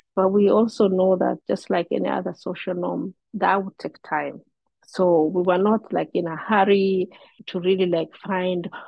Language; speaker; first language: English; non-native, local second language; Somali